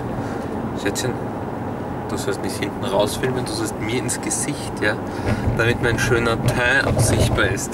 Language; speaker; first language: German; native; German